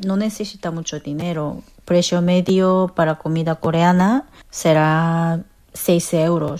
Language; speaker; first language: Spanish; non-native, fluent; Korean